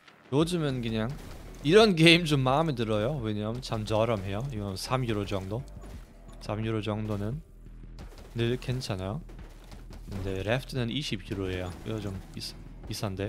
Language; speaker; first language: Korean; non-native, fluent; German